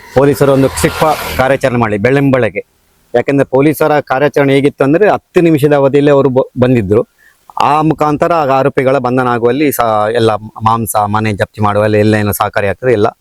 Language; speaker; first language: Kannada; native; Kannada